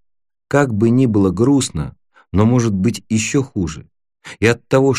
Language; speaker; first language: Russian; native; Russian